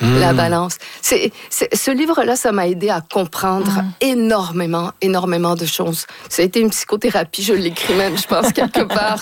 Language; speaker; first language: French; native; French